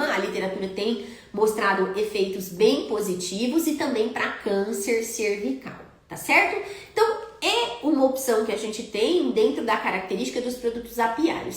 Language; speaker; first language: Portuguese; native; Portuguese